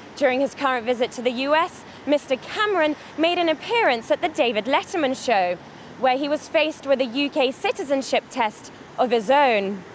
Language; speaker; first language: English; native; English